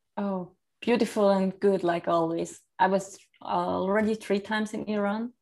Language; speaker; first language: English; non-native, fluent; Swiss German